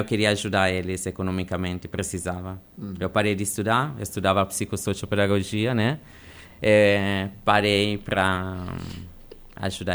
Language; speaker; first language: Portuguese; non-native, fluent; Italian